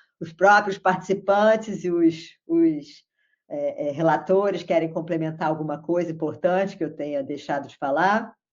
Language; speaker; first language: Portuguese; native; Portuguese